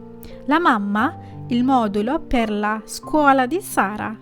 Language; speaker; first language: Italian; non-native, fluent; Sinhala